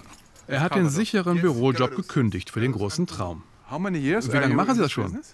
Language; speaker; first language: German; native; German